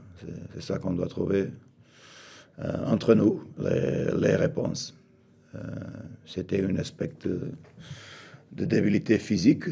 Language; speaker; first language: French; non-native, fluent; Portuguese